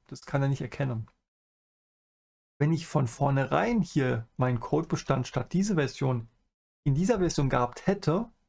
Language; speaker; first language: German; native; German